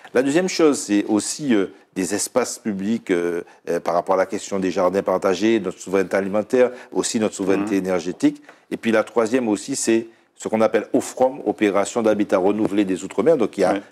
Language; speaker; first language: French; native; French